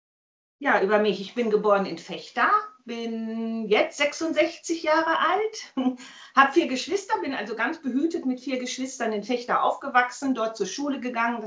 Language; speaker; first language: German; native; German